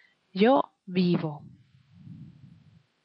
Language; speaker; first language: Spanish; non-native, fluent; Danish